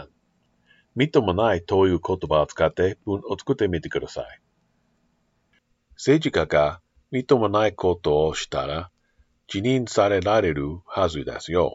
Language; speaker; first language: Japanese; non-native, learner; English